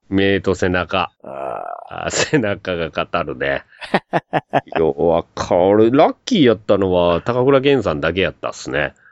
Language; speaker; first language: Japanese; native; Japanese